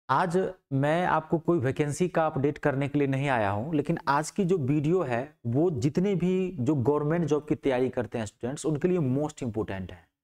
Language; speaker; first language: Hindi; native; Hindi